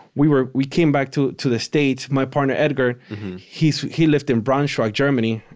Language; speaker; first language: English; early bilingual, other home language; Spanish